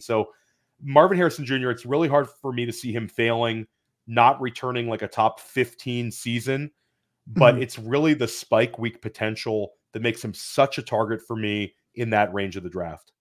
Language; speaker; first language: English; native; English